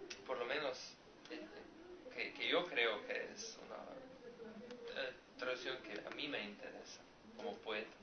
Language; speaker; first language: Spanish; non-native, learner; Slovenian